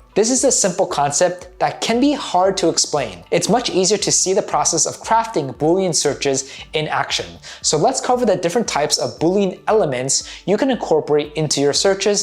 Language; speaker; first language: English; native; English